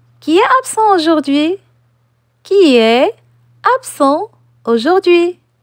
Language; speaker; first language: French; non-native, local second language; Arabic